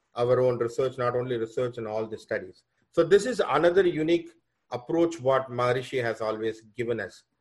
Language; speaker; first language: English; non-native, local second language; Tamil